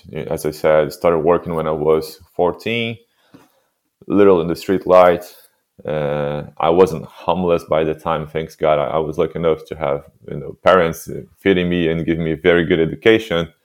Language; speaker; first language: English; non-native, fluent; Portuguese